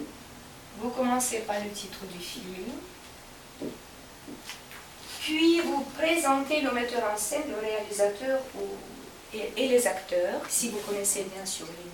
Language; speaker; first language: French; non-native, fluent; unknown